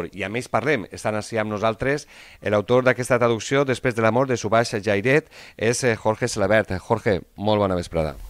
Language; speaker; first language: Catalan; native; Catalan